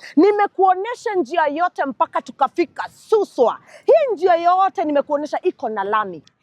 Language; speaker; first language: Swahili; native; Swahili